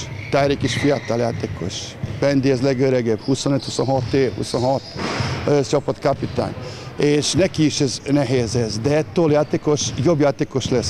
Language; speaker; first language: Hungarian; non-native, fluent; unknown